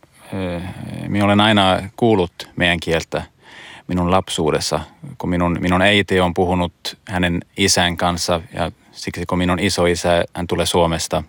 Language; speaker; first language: Finnish; non-native, learner; Swedish